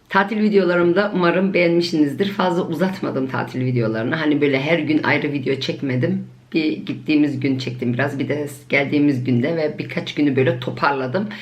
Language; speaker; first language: Turkish; early bilingual, heritage; Turkish